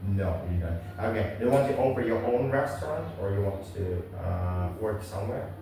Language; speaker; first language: English; non-native, learner; Vietnamese